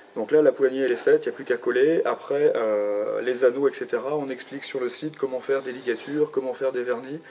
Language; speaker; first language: French; native; French